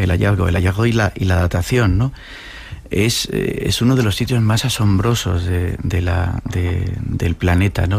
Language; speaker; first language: Spanish; native; Spanish